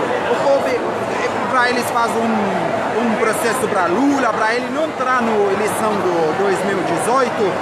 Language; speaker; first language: Portuguese; non-native, learner; Arabic